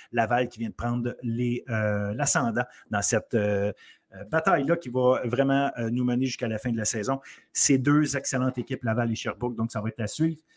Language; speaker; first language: French; native; French